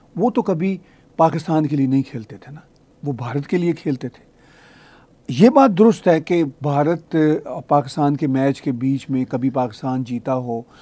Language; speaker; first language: Urdu; native; Urdu